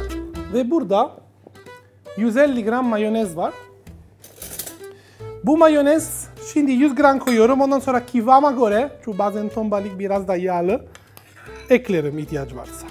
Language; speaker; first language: Turkish; non-native, fluent; Italian